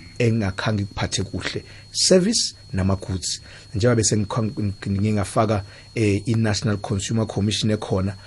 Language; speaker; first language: Zulu; non-native, local second language; Xhosa